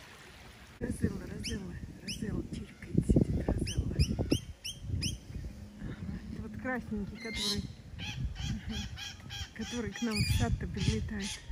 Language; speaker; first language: Russian; native; Russian